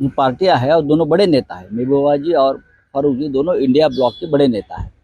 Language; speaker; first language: Hindi; non-native, local second language; Marathi